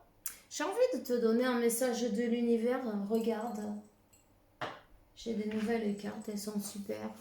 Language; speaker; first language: French; non-native, fluent; Spanish